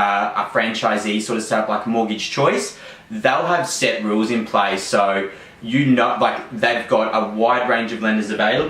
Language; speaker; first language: English; native; English